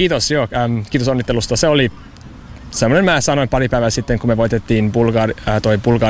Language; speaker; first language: Finnish; non-native, learner; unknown